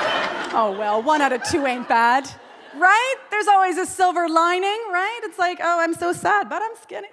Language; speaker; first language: English; native; English